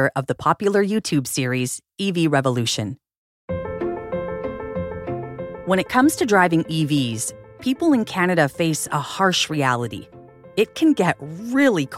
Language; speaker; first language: English; native; English